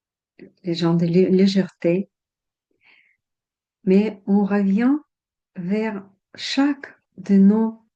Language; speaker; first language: French; non-native, fluent; Russian